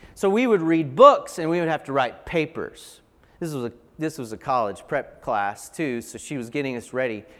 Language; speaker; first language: English; native; English